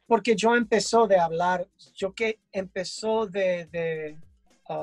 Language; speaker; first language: Spanish; early bilingual, heritage; English